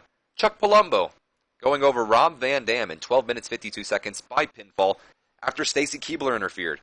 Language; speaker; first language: English; native; English